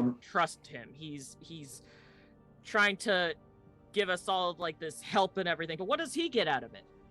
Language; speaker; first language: English; native; English